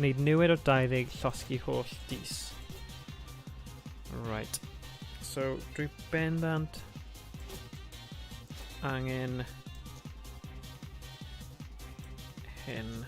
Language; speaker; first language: Welsh; non-native, local second language; English